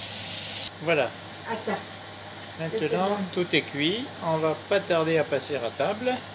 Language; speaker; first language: French; native; French